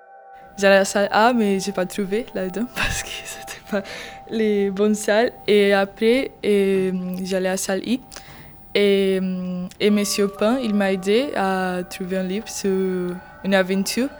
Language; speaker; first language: French; non-native, learner; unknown